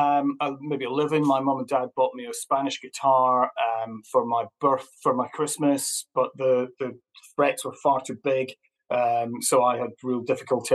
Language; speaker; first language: English; native; English